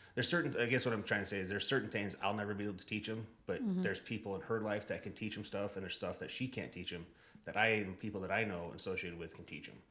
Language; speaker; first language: English; native; English